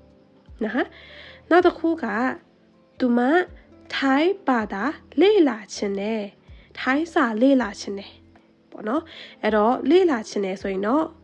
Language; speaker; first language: Burmese; native; Burmese